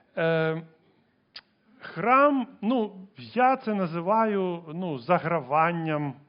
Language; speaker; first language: Ukrainian; non-native, local second language; Russian